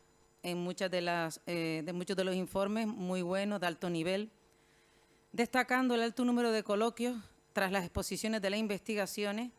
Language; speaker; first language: Spanish; native; Spanish